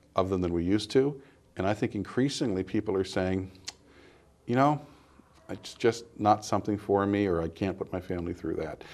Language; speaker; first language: English; native; English